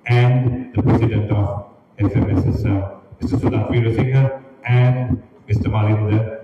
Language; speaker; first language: English; non-native, local second language; Sinhala